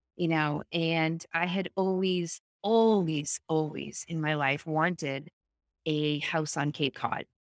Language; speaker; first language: English; native; English